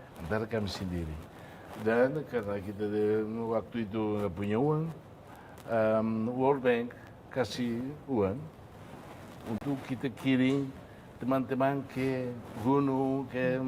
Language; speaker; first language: Indonesian; non-native, fluent; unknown